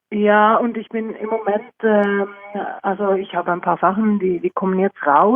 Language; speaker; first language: German; non-native, fluent; Norwegian